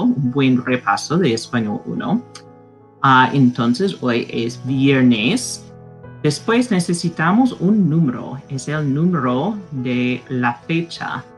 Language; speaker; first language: Spanish; non-native, fluent; English